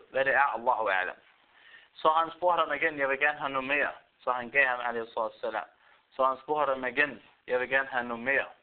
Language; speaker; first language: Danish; non-native, fluent; Arabic